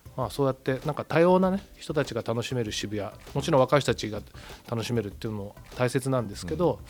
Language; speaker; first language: Japanese; native; Japanese